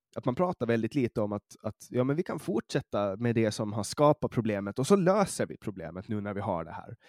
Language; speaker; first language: Swedish; native; Swedish